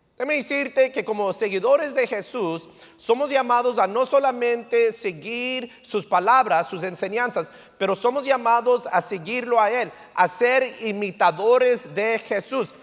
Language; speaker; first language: Spanish; early bilingual, heritage; English